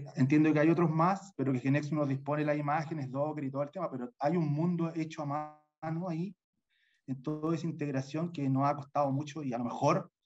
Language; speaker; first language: Spanish; native; Spanish